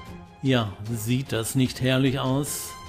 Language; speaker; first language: German; native; German